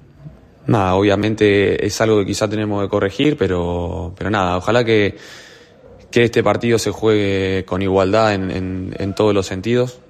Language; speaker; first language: Spanish; native; Spanish